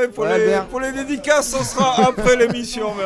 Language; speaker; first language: French; native; French